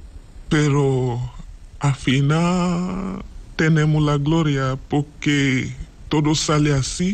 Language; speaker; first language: Spanish; non-native, learner; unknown